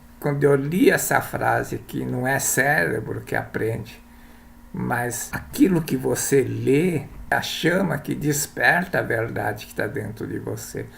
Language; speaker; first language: Portuguese; early bilingual, other home language; Japanese